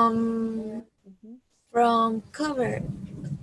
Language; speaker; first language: English; non-native, learner; Spanish